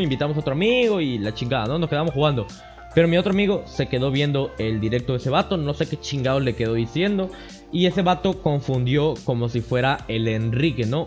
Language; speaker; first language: Spanish; native; Spanish